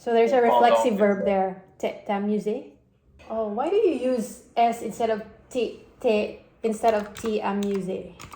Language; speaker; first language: English; non-native, learner; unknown